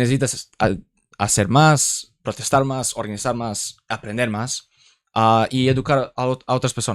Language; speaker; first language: Spanish; non-native, learner; English